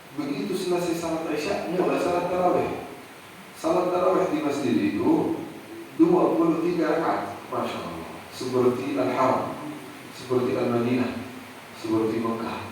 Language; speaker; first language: Indonesian; non-native, fluent; Arabic